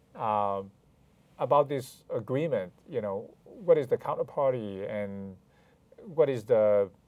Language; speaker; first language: English; non-native, fluent; Chinese